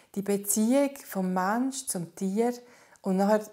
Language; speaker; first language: German; native; German